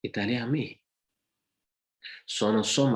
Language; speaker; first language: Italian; non-native, fluent; Somali